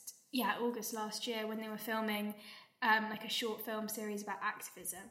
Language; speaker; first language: English; native; English